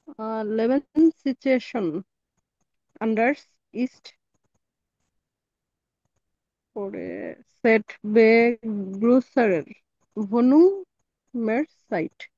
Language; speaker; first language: German; non-native, learner; Bangla